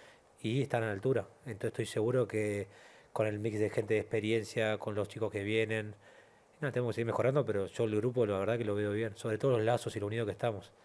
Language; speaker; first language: Spanish; native; Spanish